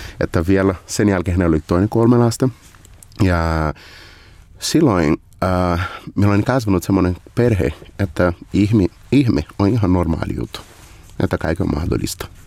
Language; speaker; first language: Finnish; non-native, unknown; Portuguese